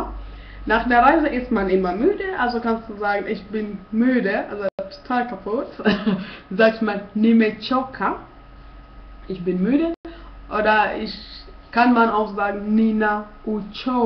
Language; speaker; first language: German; non-native, fluent; Swahili